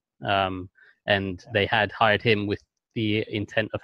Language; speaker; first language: English; native; English